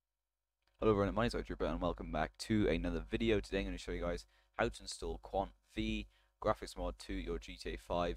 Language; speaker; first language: English; native; English